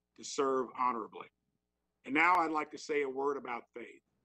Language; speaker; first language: English; native; English